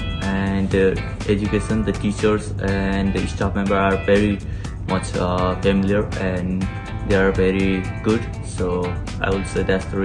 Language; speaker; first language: English; non-native, fluent; Nepali